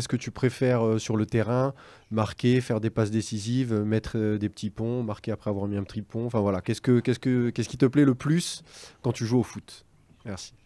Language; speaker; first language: French; native; French